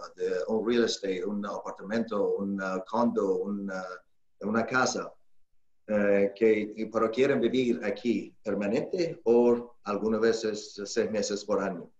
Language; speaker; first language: Spanish; non-native, learner; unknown